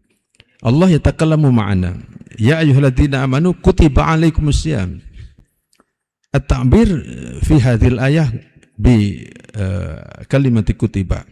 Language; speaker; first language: Arabic; non-native, fluent; Indonesian